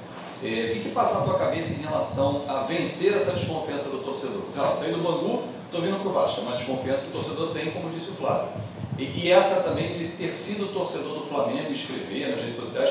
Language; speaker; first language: Portuguese; native; Portuguese